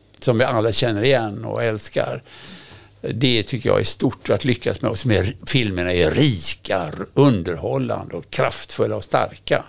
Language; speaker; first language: Swedish; native; Swedish